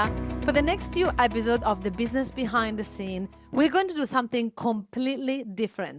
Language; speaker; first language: English; non-native, fluent; Italian